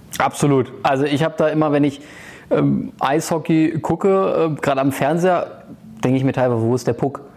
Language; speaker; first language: German; native; German